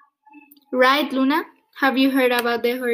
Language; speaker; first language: English; non-native, fluent; Spanish